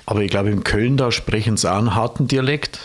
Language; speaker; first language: German; native; German